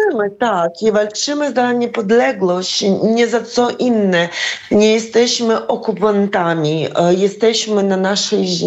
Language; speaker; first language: Polish; non-native, fluent; Ukrainian